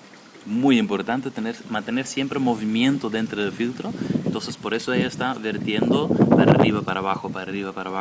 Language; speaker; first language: Spanish; non-native, fluent; Dutch